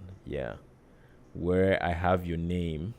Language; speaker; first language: English; native; English